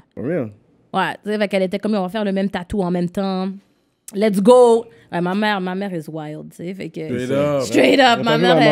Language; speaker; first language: French; non-native, local second language; English